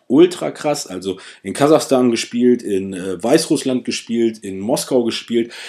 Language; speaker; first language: German; early bilingual, other home language; Russian